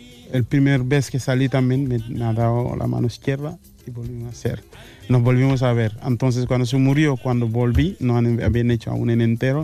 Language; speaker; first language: Spanish; non-native, fluent; Mandingo